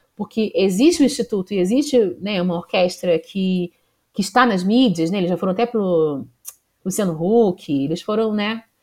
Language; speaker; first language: Portuguese; native; Portuguese